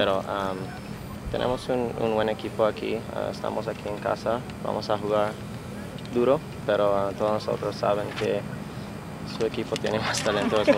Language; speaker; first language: Spanish; non-native, learner; English